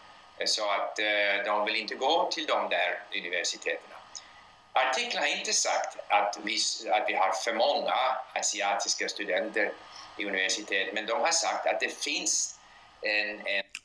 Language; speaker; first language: Swedish; non-native, fluent; English